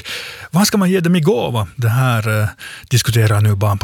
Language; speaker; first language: Swedish; native; Swedish